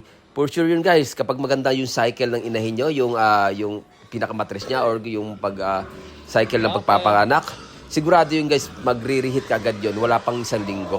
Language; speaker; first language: Filipino; native; Filipino